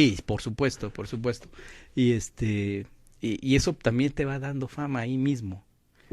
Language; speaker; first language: Spanish; native; Spanish